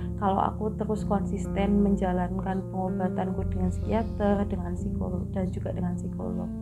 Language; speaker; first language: Indonesian; native; Indonesian